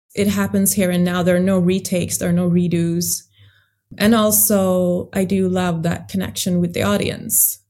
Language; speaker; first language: English; early bilingual, other home language; Swedish